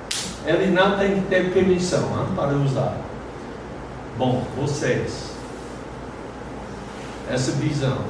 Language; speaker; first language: Portuguese; non-native, fluent; English